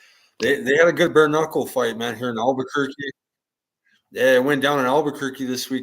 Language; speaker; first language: English; native; English